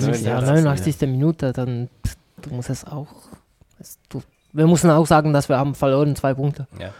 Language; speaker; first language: German; non-native, learner; Czech